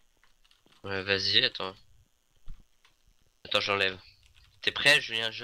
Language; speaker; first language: French; native; French